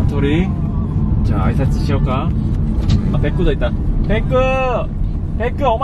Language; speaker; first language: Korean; native; Korean